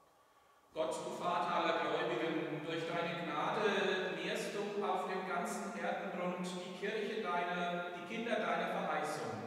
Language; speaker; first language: German; native; German